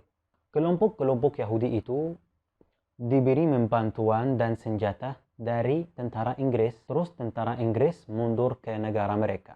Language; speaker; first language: Indonesian; non-native, fluent; Arabic